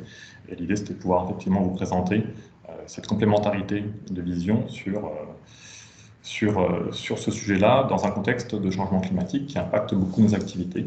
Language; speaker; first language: French; native; French